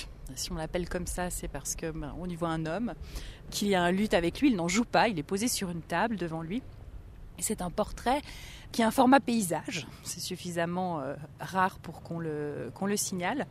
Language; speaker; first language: French; native; French